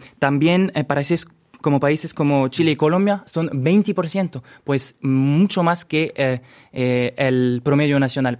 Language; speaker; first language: Spanish; non-native, fluent; French